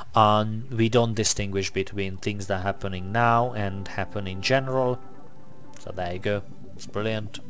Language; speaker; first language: English; non-native, fluent; Hungarian